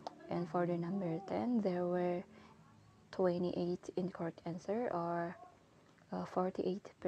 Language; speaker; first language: English; non-native, fluent; Indonesian